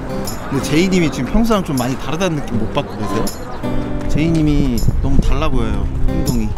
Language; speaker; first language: Korean; native; Korean